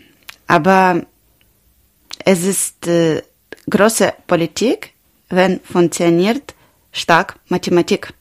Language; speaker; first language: German; non-native, learner; Ukrainian